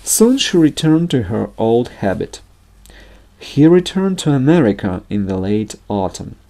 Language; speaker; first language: English; non-native, fluent; Russian